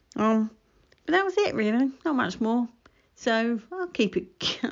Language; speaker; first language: English; native; English